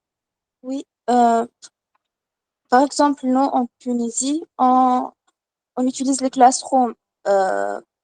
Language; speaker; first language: French; non-native, learner; Arabic